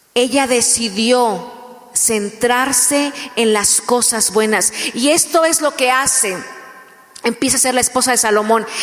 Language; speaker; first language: Spanish; native; Spanish